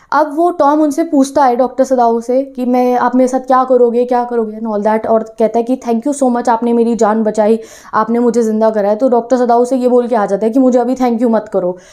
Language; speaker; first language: Hindi; non-native, local second language; Punjabi